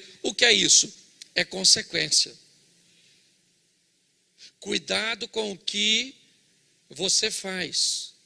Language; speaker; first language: Portuguese; native; Portuguese